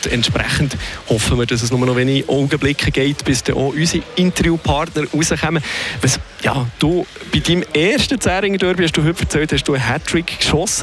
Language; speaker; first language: German; native; German